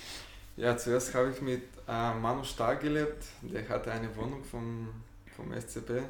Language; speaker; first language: German; non-native, fluent; Bulgarian